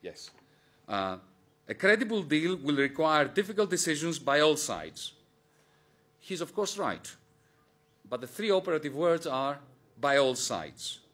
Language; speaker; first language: English; non-native, fluent; Greek